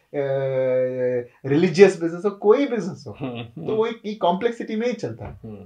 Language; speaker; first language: Hindi; non-native, local second language; Kannada